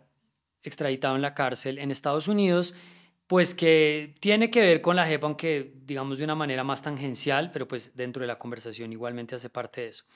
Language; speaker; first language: Spanish; native; Spanish